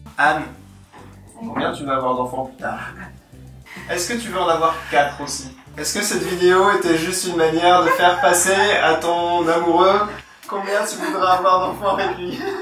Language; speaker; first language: French; native; French